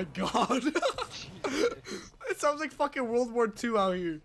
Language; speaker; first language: English; native; English